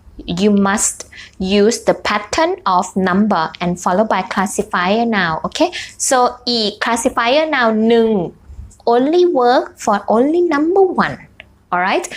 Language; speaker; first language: English; non-native, fluent; Thai